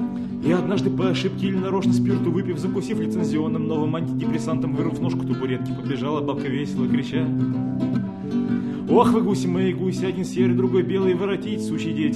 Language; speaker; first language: Russian; native; Russian